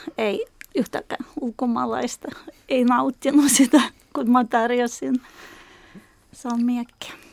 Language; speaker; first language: Finnish; non-native, fluent; Russian